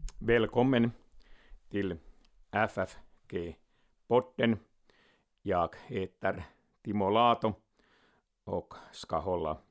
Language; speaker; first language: Swedish; non-native, local second language; Finnish